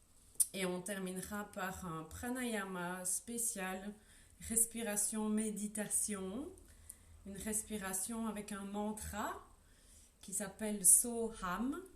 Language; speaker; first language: French; native; French